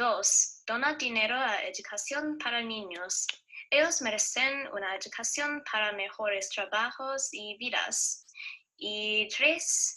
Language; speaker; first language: Spanish; non-native, learner; English